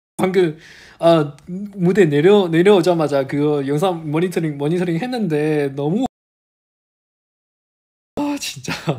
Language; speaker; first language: Korean; non-native, fluent; Chinese